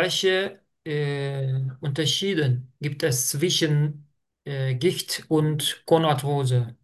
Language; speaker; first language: German; non-native, learner; Turkish